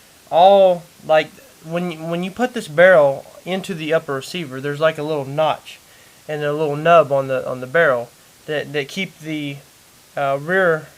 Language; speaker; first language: English; native; English